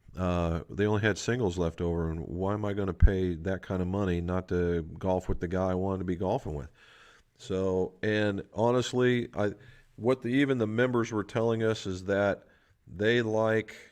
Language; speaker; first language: English; native; English